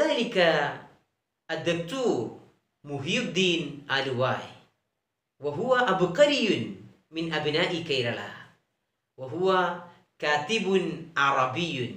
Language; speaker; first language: Arabic; non-native, fluent; Malayalam